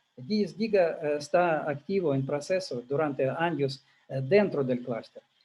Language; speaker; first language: Spanish; non-native, learner; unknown